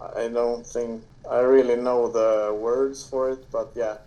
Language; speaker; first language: English; non-native, fluent; Swedish